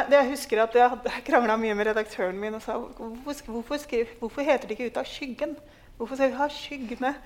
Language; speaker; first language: Norwegian; early bilingual, other home language; Urdu